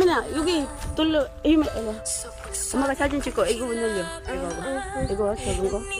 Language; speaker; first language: Korean; non-native, learner; Filipino